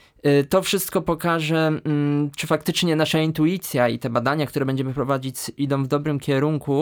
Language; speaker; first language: Polish; native; Polish